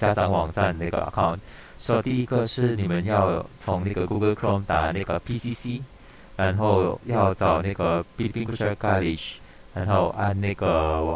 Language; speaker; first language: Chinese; non-native, local second language; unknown